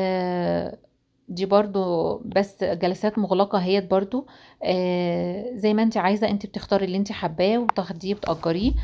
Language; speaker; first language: Arabic; native; Arabic